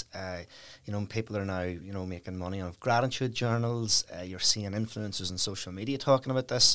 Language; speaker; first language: English; native; English